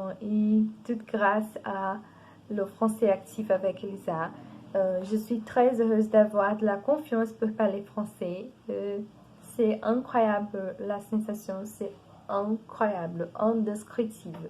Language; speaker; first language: French; non-native, learner; Portuguese